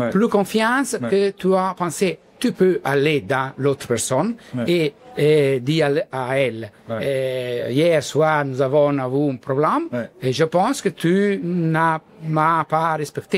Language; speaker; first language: French; non-native, learner; Italian